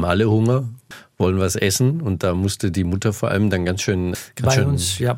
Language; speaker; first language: German; native; German